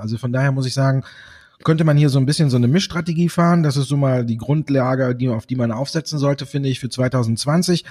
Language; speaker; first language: German; native; German